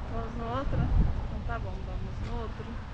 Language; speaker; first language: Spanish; non-native, learner; Portuguese